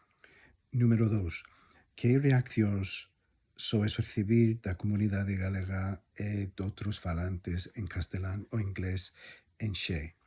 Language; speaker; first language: Galician; non-native, fluent; English